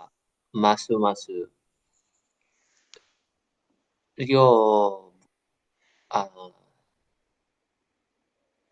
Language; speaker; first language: Japanese; non-native, learner; English